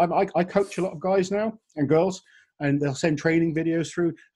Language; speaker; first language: English; native; English